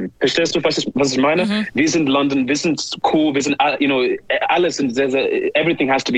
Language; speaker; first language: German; non-native, learner; English